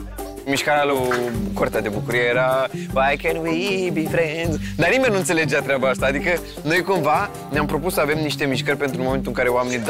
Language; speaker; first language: Romanian; native; Romanian